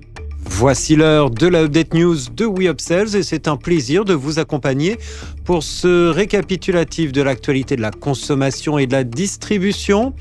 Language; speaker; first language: French; native; French